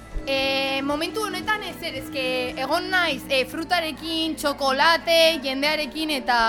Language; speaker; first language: Basque; non-native, learner; Spanish